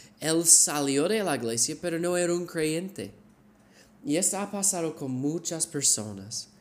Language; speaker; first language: Spanish; non-native, fluent; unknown